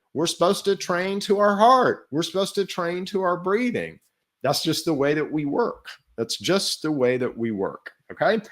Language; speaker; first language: English; native; English